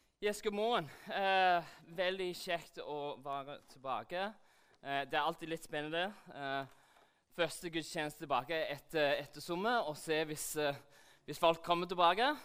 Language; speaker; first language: Norwegian; non-native, fluent; English